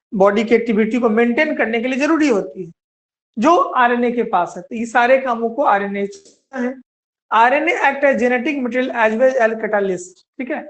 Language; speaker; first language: Hindi; native; Hindi